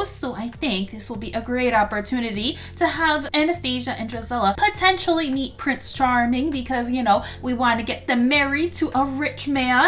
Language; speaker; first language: English; native; English